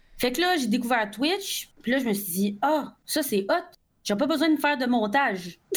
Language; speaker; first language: French; native; French